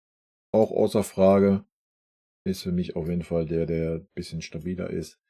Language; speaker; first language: German; native; German